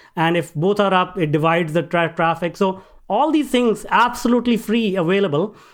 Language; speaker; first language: English; non-native, local second language; Hindi